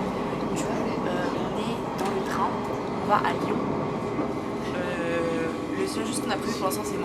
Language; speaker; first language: French; native; French